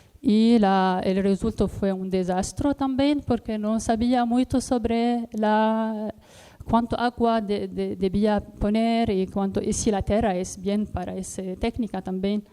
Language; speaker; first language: Spanish; non-native, learner; Arabic